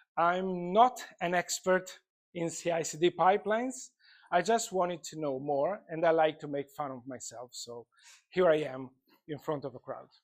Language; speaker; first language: English; non-native, fluent; Italian